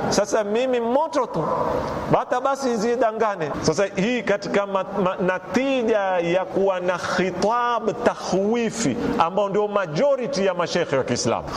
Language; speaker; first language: Swahili; native; Swahili